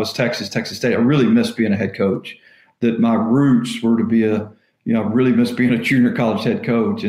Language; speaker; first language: English; native; English